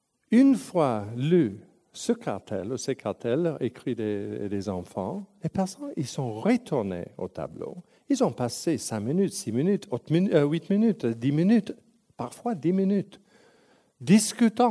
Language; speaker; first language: French; non-native, local second language; English